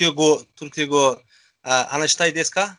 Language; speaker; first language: Japanese; non-native, learner; Azerbaijani